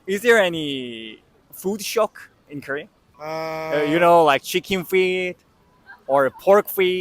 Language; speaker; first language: English; non-native, learner; Korean